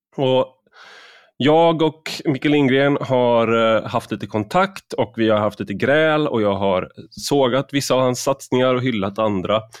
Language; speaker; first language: Swedish; native; Swedish